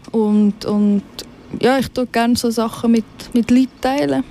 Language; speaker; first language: German; native; German